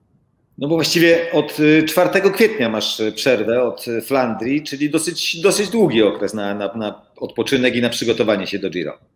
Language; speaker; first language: Polish; native; Polish